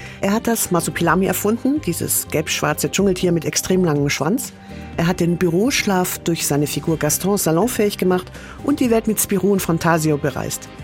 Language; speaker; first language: German; native; German